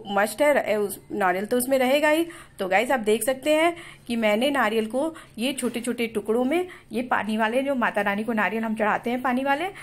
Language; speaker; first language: Hindi; native; Hindi